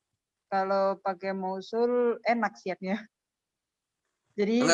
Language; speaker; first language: Indonesian; native; Indonesian